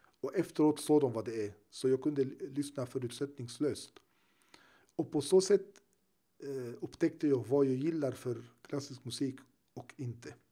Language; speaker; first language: Swedish; early bilingual, other home language; Turoyo